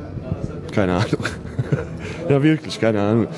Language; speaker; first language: German; non-native, fluent; Croatian